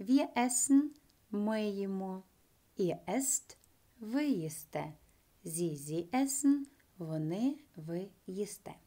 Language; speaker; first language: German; non-native, fluent; Ukrainian